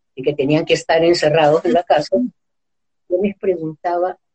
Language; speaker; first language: Spanish; native; Spanish